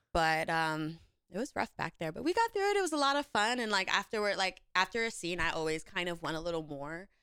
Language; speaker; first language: English; native; English